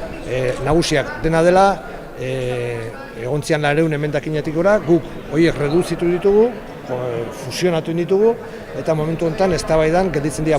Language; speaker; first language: Basque; native; Basque